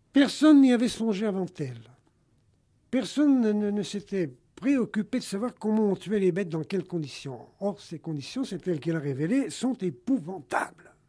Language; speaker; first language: French; native; French